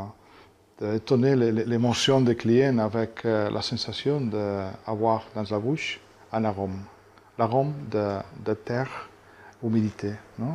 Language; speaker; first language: French; non-native, fluent; Catalan